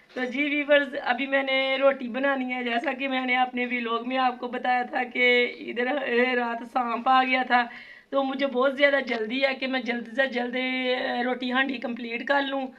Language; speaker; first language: Urdu; non-native, local second language; Punjabi